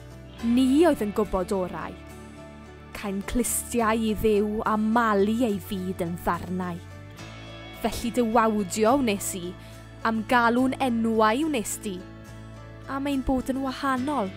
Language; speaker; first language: Welsh; native; Welsh